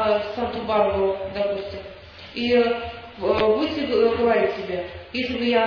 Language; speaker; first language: Russian; native; Russian